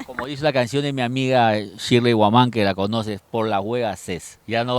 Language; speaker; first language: Spanish; native; Spanish